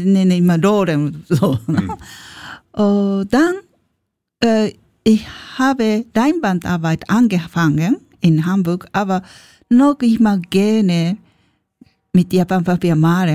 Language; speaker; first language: German; non-native, learner; Japanese